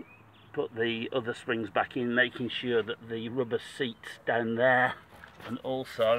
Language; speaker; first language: English; native; English